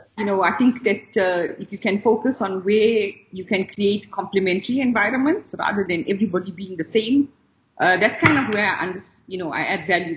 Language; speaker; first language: English; native; English